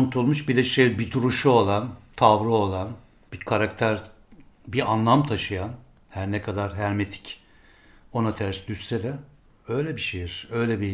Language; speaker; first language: Turkish; native; Turkish